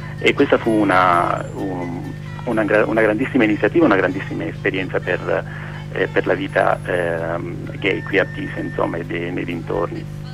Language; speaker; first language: Italian; native; Italian